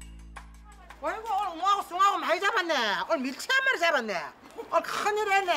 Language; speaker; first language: Korean; native; Korean